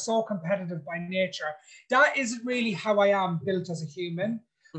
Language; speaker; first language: English; native; English